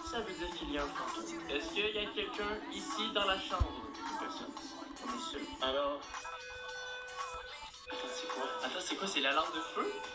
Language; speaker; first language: French; native; French